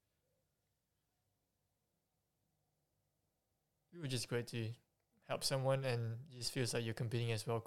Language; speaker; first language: English; non-native, local second language; Chinese